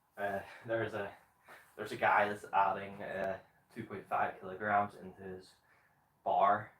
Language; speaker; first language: English; native; English